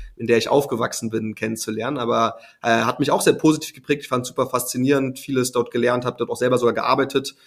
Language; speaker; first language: German; native; German